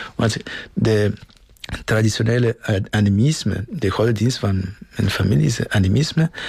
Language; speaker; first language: Dutch; non-native, fluent; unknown